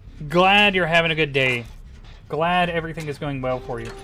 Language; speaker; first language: English; native; English